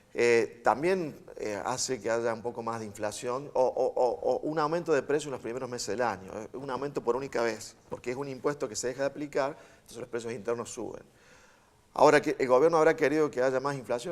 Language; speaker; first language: Spanish; native; Spanish